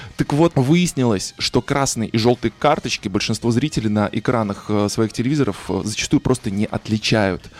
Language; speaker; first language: Russian; native; Russian